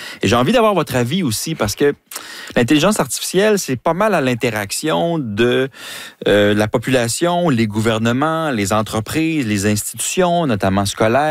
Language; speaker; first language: French; native; French